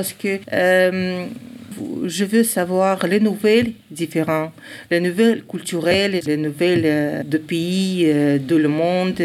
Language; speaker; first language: French; non-native, learner; Ingush